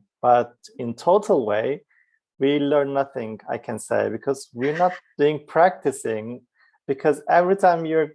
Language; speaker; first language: English; non-native, fluent; Turkish